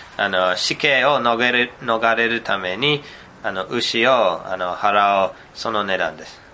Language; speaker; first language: Japanese; non-native, fluent; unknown